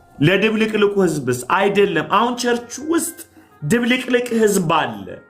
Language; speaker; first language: Amharic; non-native, fluent; Somali